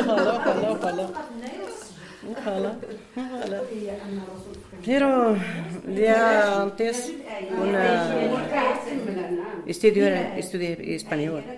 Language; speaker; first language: Spanish; non-native, learner; Berber languages